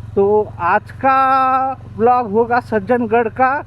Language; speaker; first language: Hindi; non-native, local second language; Marathi